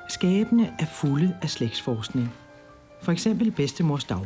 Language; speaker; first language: Danish; native; Danish